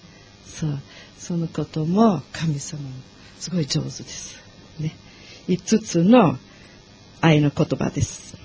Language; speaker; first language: Japanese; non-native, learner; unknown